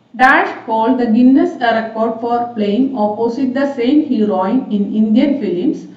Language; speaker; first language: English; non-native, local second language; Malayalam